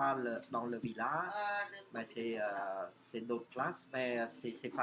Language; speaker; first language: French; non-native, fluent; Khmer